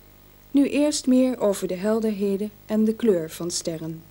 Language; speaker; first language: Dutch; native; Dutch